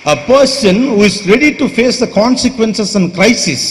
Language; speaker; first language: English; non-native, local second language; Tamil